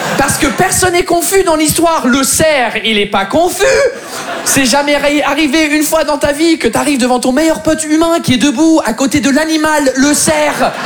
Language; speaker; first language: French; non-native, fluent; English